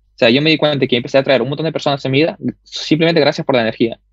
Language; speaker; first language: Spanish; early bilingual, other home language; Russian